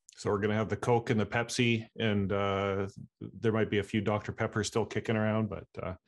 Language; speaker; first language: English; native; English